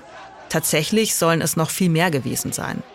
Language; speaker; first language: German; native; German